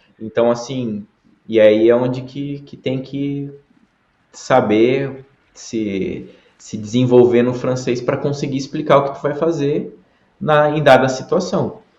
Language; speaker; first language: Portuguese; native; Portuguese